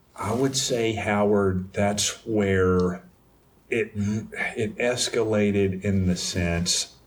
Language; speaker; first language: English; native; English